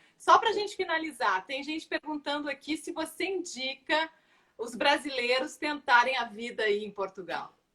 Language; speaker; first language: Portuguese; native; Portuguese